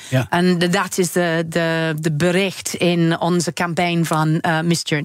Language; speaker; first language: Dutch; non-native, learner; English